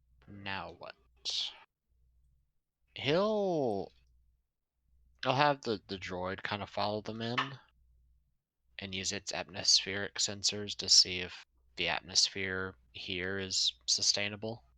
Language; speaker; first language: English; native; English